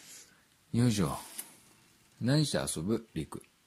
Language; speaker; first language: Japanese; native; Japanese